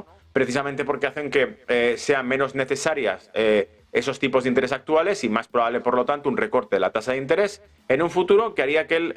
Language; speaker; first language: Spanish; native; Spanish